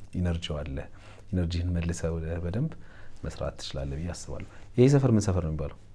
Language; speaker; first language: Amharic; native; Amharic